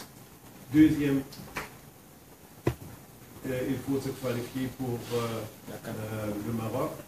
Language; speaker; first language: French; non-native, fluent; German